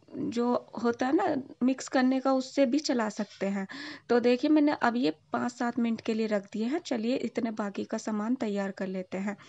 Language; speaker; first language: Hindi; native; Hindi